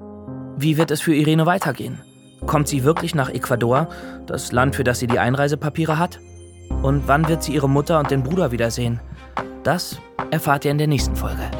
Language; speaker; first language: German; native; German